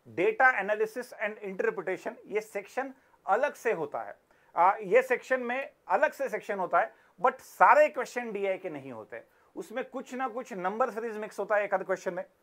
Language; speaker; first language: Hindi; non-native, local second language; Marathi